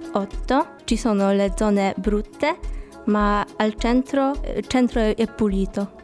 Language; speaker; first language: Italian; non-native, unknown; Polish